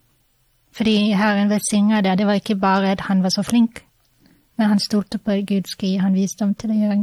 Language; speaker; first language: Norwegian; non-native, fluent; English